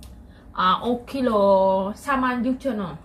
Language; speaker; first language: Korean; non-native, learner; Vietnamese